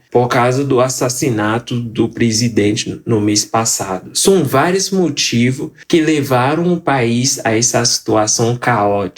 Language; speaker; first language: Portuguese; non-native, fluent; Haitian Creole